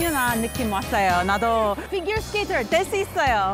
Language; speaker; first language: Korean; non-native, fluent; English